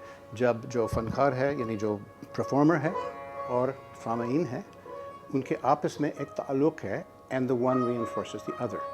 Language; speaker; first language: Urdu; non-native, fluent; English